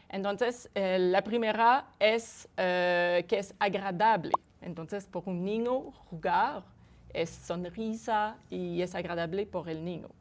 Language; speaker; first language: Spanish; non-native, fluent; French